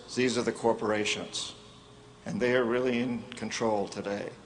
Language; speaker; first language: English; native; English